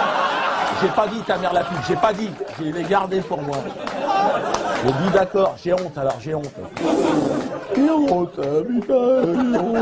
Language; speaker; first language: French; native; French